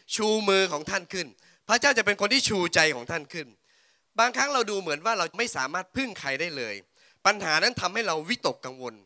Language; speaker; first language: Thai; native; Thai